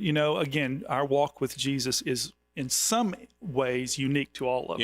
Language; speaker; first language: English; native; English